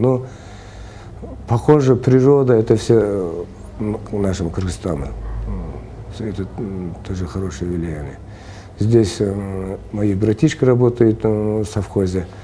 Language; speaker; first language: Russian; non-native, local second language; Kyrgyz